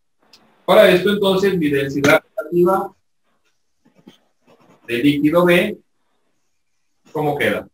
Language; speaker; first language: Spanish; native; Spanish